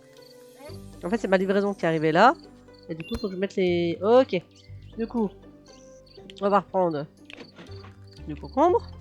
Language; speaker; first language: French; native; French